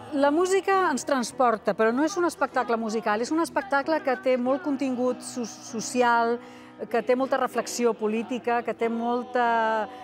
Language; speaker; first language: Catalan; native; Catalan